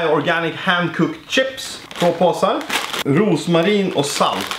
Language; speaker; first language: Swedish; native; Swedish